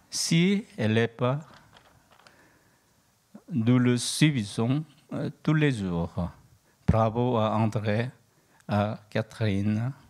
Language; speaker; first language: French; non-native, learner; Korean